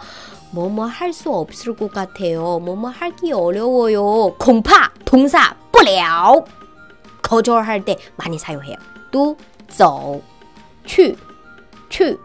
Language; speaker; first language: Korean; non-native, fluent; Chinese